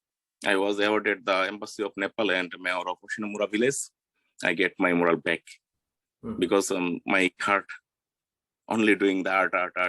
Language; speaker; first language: English; non-native, learner; Bangla